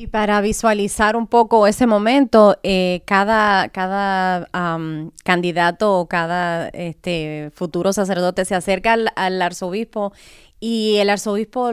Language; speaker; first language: Spanish; native; Spanish